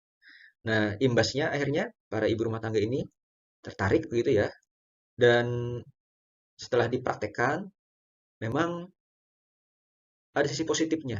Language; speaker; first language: Indonesian; native; Indonesian